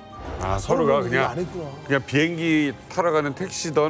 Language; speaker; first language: Korean; native; Korean